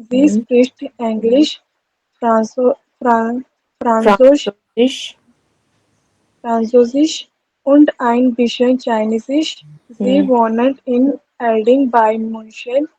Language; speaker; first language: German; non-native, learner; Hindi